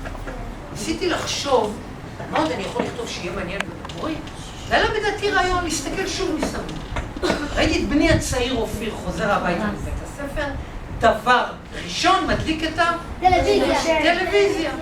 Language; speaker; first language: Hebrew; native; Hebrew